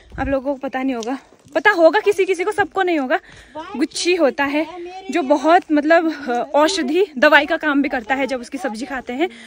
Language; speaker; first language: Hindi; native; Hindi